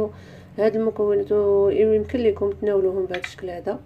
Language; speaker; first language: Arabic; native; Arabic